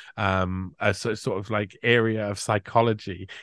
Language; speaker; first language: English; native; English